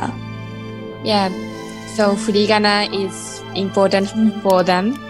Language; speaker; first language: English; non-native, learner; Japanese